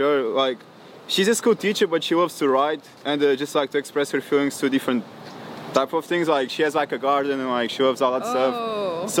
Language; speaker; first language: English; non-native, fluent; Portuguese